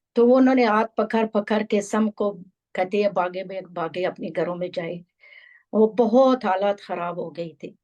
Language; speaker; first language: Urdu; non-native, fluent; Persian